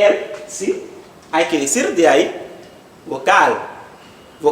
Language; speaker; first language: Spanish; non-native, fluent; Haitian Creole